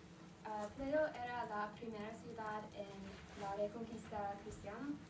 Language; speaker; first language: Spanish; non-native, learner; English